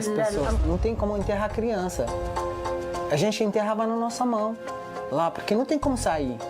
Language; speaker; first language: Portuguese; early bilingual, other home language; Arabic